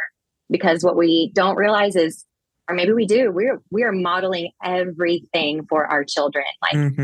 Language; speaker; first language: English; native; English